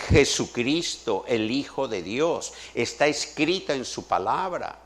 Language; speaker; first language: Spanish; native; Spanish